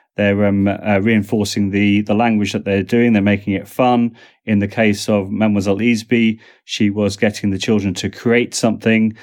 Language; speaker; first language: English; native; English